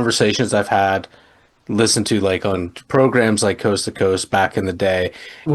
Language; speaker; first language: English; native; English